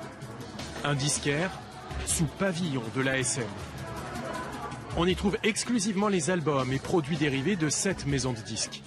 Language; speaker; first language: French; native; French